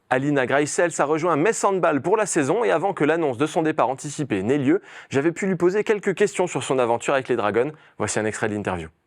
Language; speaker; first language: French; native; French